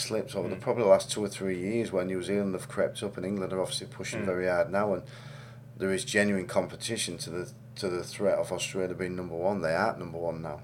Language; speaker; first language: English; native; English